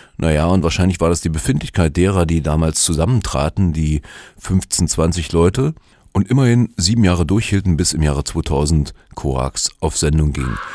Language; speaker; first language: German; native; German